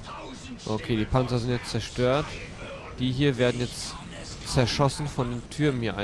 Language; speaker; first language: German; native; German